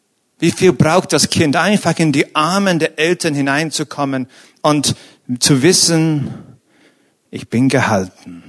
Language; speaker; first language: German; non-native, fluent; English